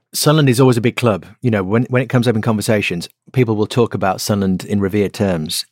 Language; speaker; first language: English; native; English